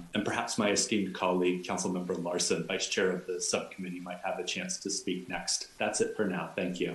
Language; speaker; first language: English; native; English